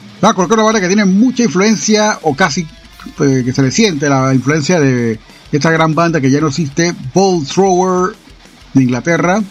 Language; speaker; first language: Spanish; native; Spanish